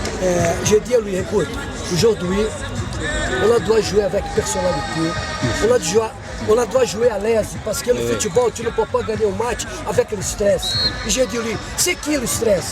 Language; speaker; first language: French; non-native, fluent; Portuguese